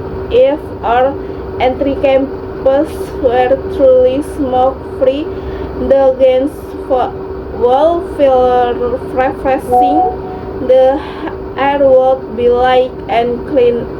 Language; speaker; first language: English; non-native, learner; Indonesian